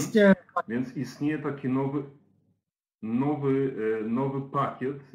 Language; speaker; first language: Polish; native; Polish